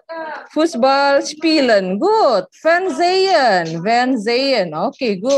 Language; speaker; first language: German; non-native, learner; Indonesian